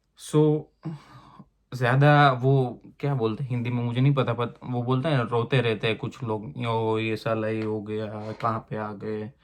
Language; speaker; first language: Hindi; non-native, local second language; Gujarati